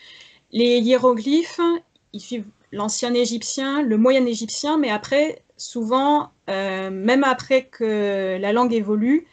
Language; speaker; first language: French; native; French